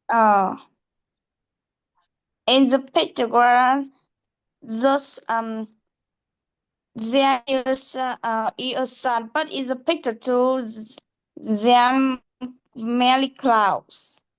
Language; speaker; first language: English; non-native, learner; Vietnamese